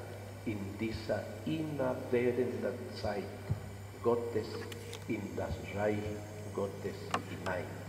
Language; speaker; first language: German; non-native, fluent; Spanish